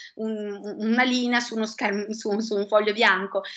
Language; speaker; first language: Italian; native; Italian